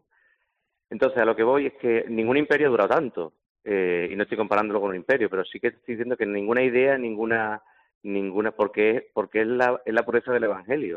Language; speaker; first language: Spanish; native; Spanish